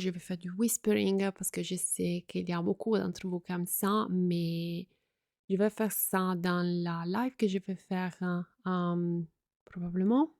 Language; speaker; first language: French; non-native, fluent; Italian